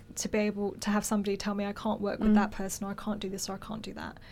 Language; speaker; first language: English; native; English